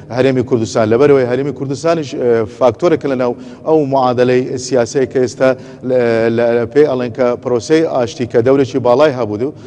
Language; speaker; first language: Central Kurdish; non-native, local second language; Azerbaijani